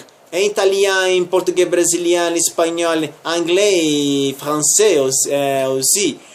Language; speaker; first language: French; non-native, learner; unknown